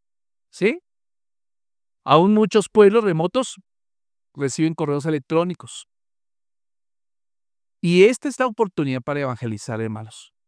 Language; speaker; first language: Spanish; native; Spanish